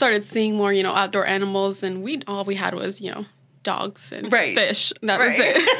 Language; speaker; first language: English; native; English